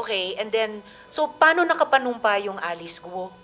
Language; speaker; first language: Filipino; native; Filipino